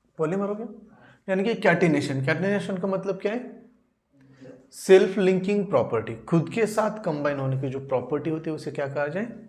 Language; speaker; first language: Hindi; non-native, local second language; Marathi